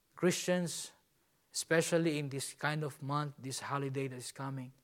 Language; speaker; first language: English; non-native, local second language; Filipino